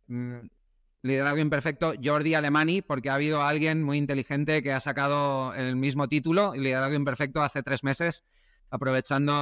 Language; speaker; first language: Spanish; native; Spanish